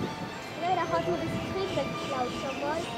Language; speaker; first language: German; native; German